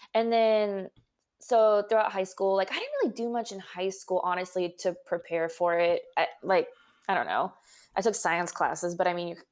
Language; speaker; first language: English; native; English